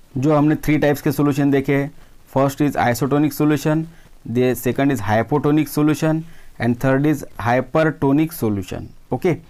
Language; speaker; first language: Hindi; non-native, local second language; Marathi